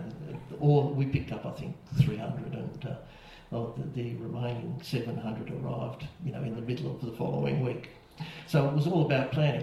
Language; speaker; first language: English; native; English